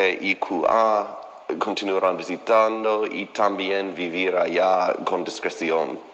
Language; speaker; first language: Spanish; non-native, fluent; English